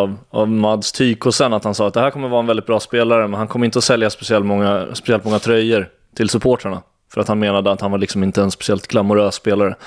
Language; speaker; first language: Swedish; native; Swedish